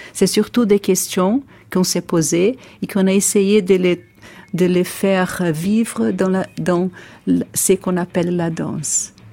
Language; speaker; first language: French; non-native, fluent; Portuguese